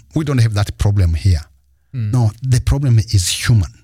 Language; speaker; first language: English; non-native, local second language; Kinyarwanda